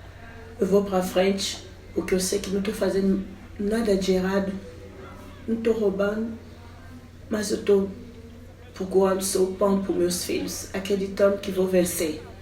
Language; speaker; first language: Portuguese; non-native, fluent; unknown